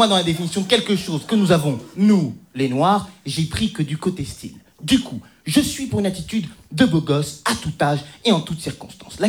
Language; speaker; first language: French; native; French